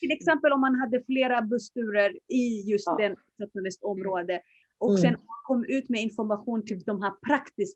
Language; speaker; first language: Swedish; early bilingual, other home language; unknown